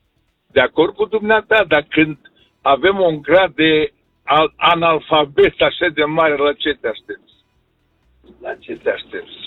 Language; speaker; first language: Romanian; native; Romanian